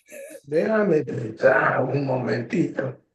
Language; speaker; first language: Spanish; non-native, learner; English